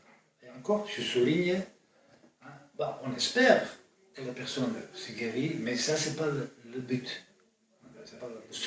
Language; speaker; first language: French; non-native, fluent; Dutch